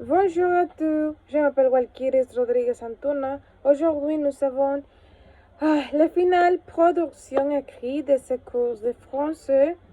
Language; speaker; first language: French; non-native, learner; Spanish